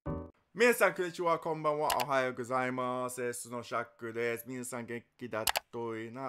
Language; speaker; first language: Japanese; non-native, learner; English